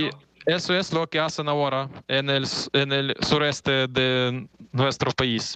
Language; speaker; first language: Spanish; non-native, fluent; Ukrainian